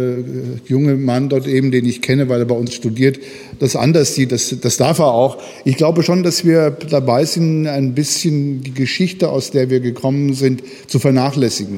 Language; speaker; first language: German; native; German